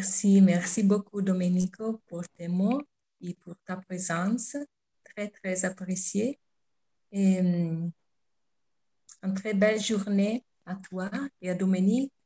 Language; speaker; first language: French; non-native, fluent; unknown